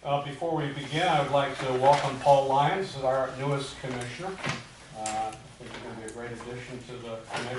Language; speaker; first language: English; native; English